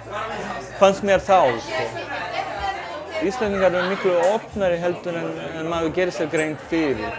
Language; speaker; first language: Icelandic; non-native, fluent; Portuguese